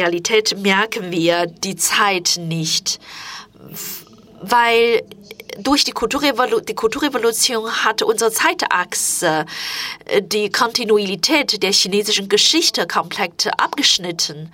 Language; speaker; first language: German; non-native, fluent; Chinese